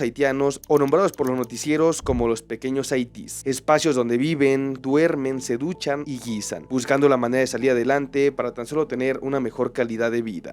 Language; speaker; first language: Spanish; native; Spanish